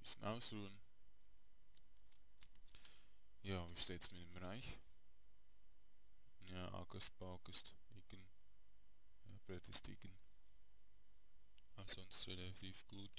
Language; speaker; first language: German; native; German